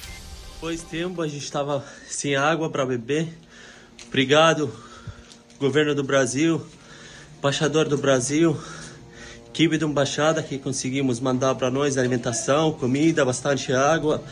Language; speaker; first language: Portuguese; non-native, fluent; Arabic